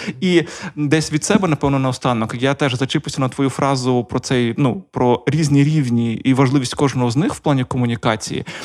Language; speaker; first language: Ukrainian; non-native, local second language; Russian